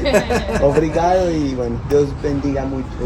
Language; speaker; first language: Spanish; native; Spanish